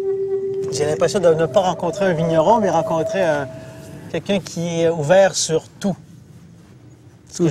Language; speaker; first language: French; native; French